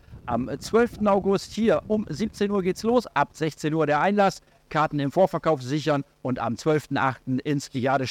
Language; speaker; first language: German; native; German